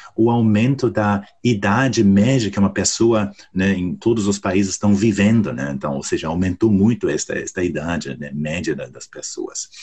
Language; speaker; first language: Portuguese; non-native, fluent; German